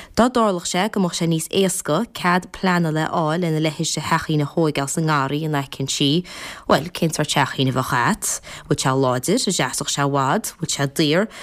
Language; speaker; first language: Irish; native; Irish